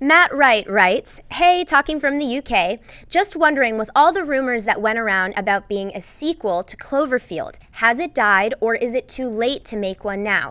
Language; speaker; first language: English; native; English